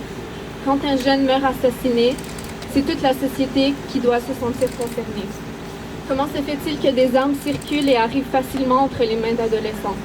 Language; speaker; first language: French; early bilingual, other home language; Arabic